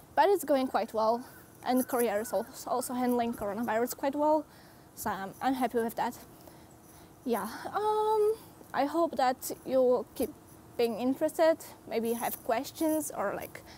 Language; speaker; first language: English; non-native, fluent; Polish